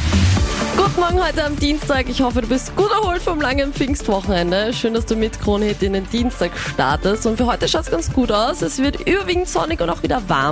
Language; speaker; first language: German; native; German